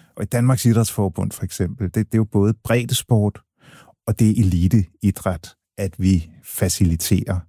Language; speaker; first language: Danish; early bilingual, other home language; English